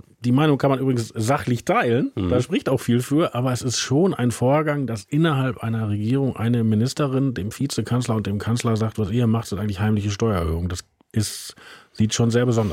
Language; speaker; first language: German; native; German